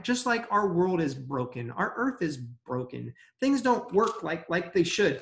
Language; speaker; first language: English; native; English